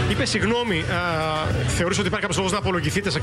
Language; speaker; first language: Greek; native; Greek